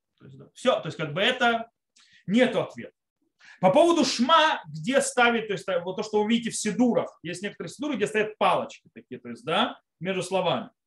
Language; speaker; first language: Russian; early bilingual, heritage; Russian